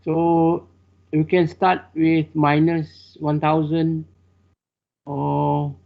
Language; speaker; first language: English; non-native, local second language; Malay